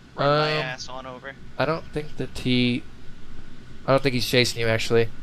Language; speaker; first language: English; native; English